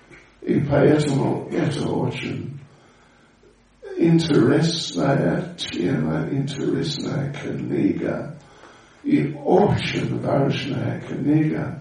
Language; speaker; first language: Russian; non-native, learner; English